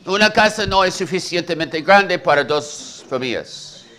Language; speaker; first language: Spanish; native; Spanish